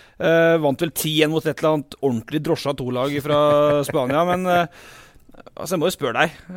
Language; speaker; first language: Norwegian; native; Norwegian